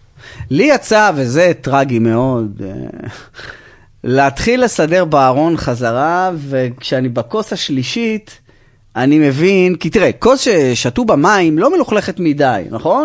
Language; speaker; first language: Hebrew; native; Hebrew